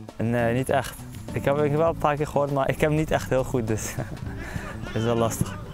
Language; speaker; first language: Dutch; early bilingual, other home language; Arabic